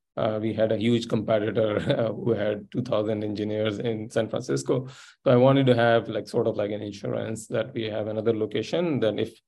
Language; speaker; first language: English; non-native, local second language; Sindhi